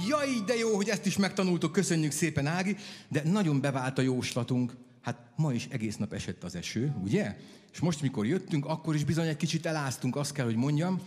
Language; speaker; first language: Hungarian; native; Hungarian